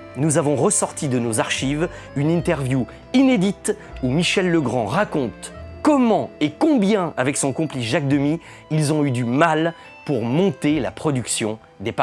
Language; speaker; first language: French; native; French